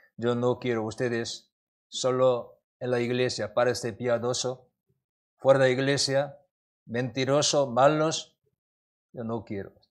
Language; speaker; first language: Spanish; non-native, learner; Korean